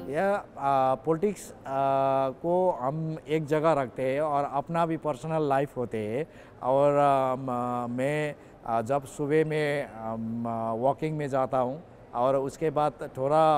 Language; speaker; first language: Hindi; non-native, local second language; Nepali